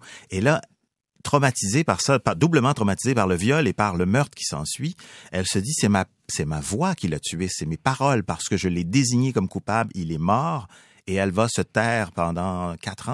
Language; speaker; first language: French; native; French